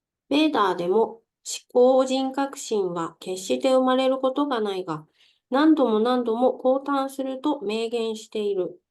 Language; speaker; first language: Japanese; native; Japanese